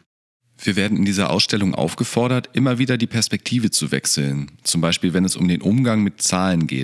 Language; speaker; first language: German; native; German